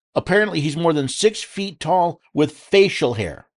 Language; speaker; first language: English; native; English